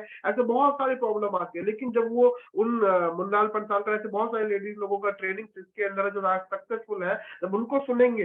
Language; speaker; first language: Hindi; native; Hindi